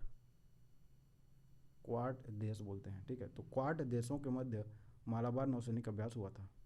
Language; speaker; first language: Hindi; native; Hindi